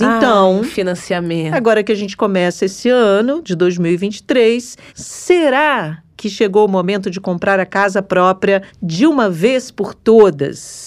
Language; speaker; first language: Portuguese; native; Portuguese